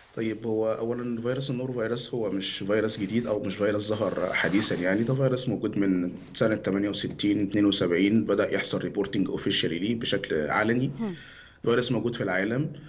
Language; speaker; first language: Egyptian Arabic; native; Egyptian Arabic